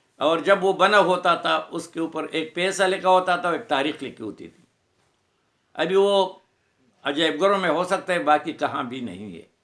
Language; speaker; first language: Urdu; non-native, local second language; Pashto